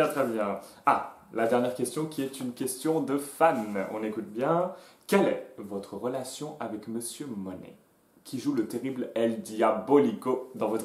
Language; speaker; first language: French; native; French